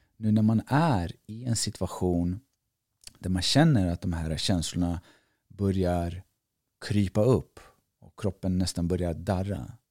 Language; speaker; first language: Swedish; early bilingual, other home language; Greek